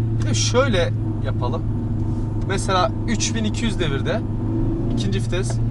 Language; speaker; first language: Turkish; native; Turkish